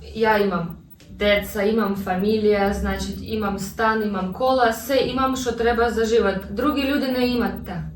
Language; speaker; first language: Macedonian; non-native, learner; Russian